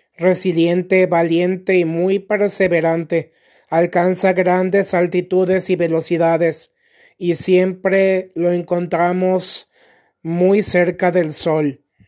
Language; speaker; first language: Spanish; native; Spanish